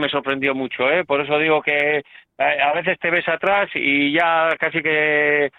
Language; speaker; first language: Spanish; native; Spanish